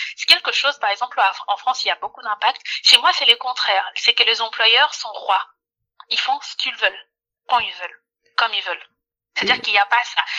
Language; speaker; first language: French; non-native, local second language; Lingala